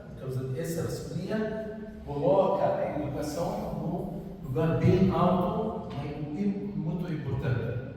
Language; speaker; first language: Portuguese; non-native, fluent; Arabic